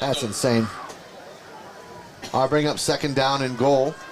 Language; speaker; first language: English; native; English